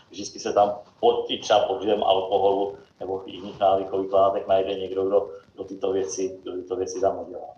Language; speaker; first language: Czech; native; Czech